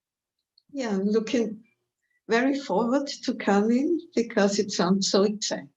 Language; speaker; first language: English; non-native, fluent; German